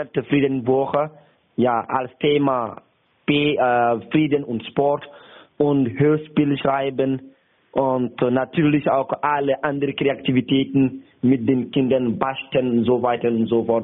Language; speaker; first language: German; non-native, learner; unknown